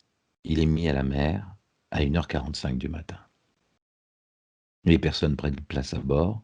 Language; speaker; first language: French; native; French